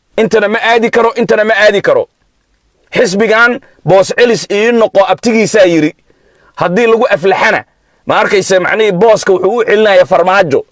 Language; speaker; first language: Somali; native; Somali